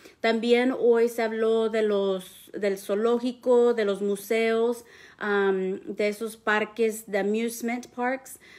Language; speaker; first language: Spanish; early bilingual, heritage; Spanish